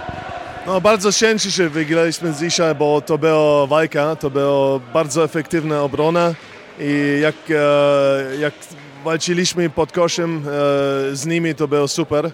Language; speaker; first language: Polish; non-native, fluent; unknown